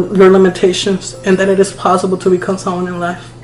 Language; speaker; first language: English; non-native, fluent; Spanish